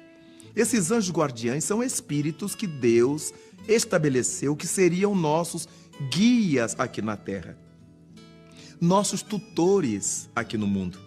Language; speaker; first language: Portuguese; native; Portuguese